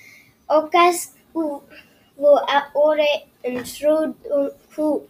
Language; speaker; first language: French; non-native, learner; English